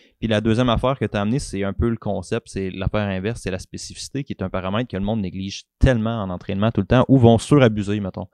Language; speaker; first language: French; native; French